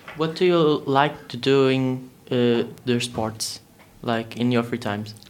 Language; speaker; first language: English; non-native, learner; Portuguese